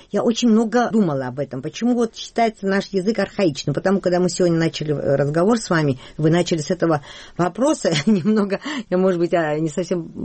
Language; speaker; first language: Russian; non-native, local second language; Georgian